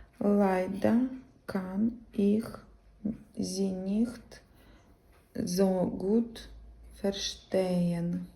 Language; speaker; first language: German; non-native, learner; Ukrainian